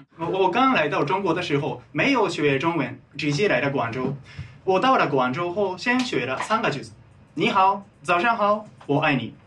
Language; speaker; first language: Chinese; non-native, fluent; Japanese